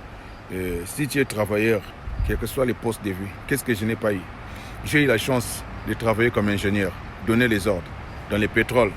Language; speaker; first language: French; non-native, local second language; Lingala